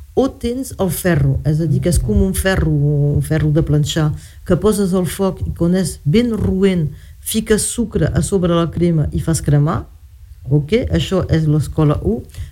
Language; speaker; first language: Catalan; native; Catalan